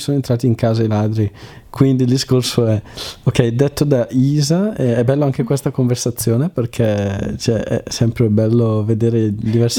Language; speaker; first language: Italian; native; Italian